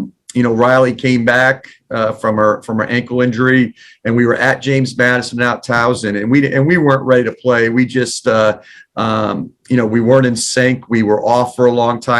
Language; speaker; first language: English; native; English